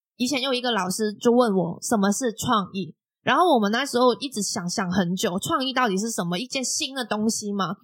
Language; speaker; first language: Chinese; non-native, local second language; Cantonese